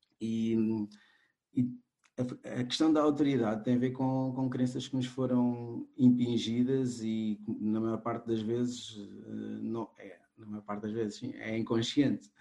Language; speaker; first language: Portuguese; non-native, local second language; Kabuverdianu